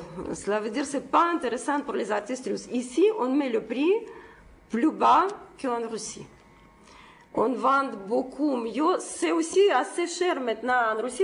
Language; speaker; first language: French; non-native, fluent; Russian